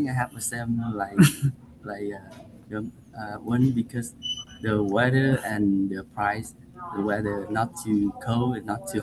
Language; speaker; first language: English; non-native, learner; Vietnamese